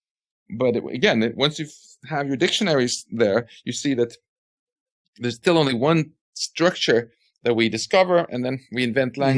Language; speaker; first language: English; non-native, fluent; Swedish